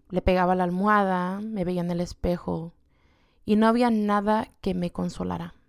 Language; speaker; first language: Spanish; native; Spanish